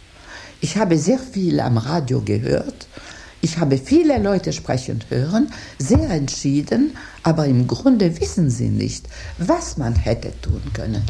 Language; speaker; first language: German; non-native, fluent; French